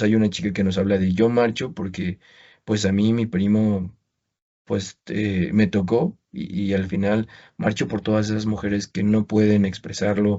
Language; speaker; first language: Spanish; native; Spanish